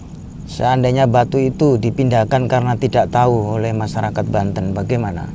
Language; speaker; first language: Indonesian; native; Indonesian